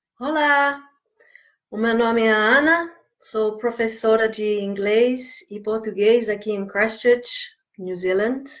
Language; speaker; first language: Portuguese; non-native, fluent; English